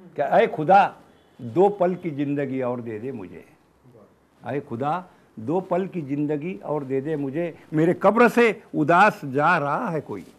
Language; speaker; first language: Hindi; non-native, local second language; Marathi